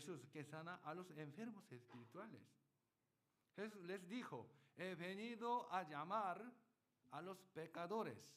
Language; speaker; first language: Spanish; non-native, learner; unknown